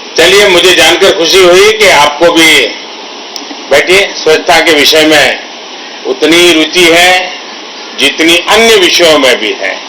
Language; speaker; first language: Hindi; non-native, local second language; Gujarati